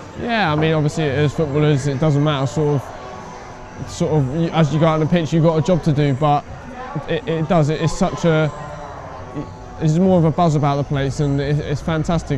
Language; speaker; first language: English; native; English